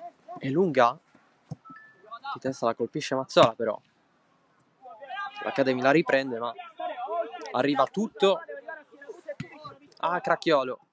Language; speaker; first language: Italian; native; Italian